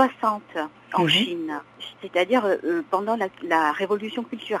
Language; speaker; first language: French; non-native, fluent; Chinese